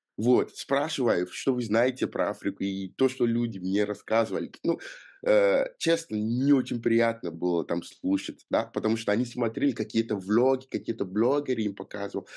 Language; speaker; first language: Russian; non-native, fluent; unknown